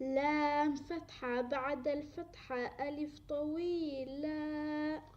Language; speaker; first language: Arabic; non-native, learner; Somali